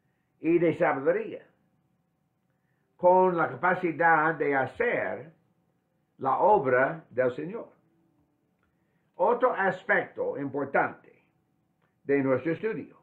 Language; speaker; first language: Spanish; non-native, fluent; English